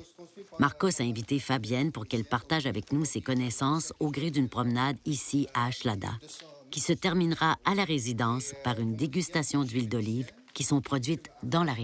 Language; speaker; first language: French; native; French